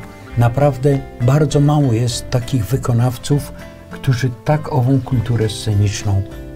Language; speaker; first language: Polish; native; Polish